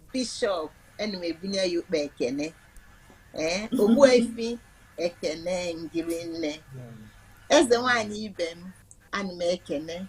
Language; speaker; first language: Igbo; native; Igbo